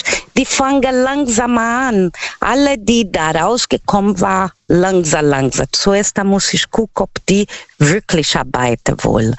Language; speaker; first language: German; non-native, learner; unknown